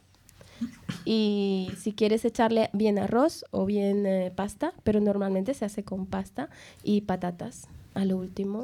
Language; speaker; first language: Spanish; native; Spanish